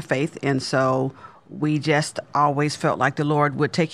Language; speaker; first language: English; native; English